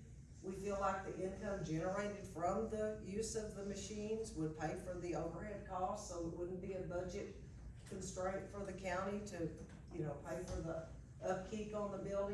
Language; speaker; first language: English; native; English